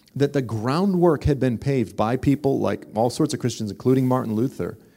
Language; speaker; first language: English; native; English